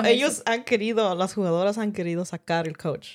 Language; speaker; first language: Spanish; early bilingual, heritage; Spanish